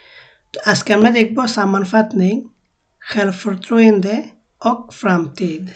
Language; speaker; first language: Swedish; non-native, fluent; Bangla